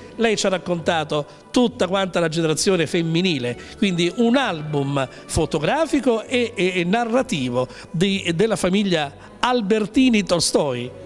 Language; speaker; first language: Italian; native; Italian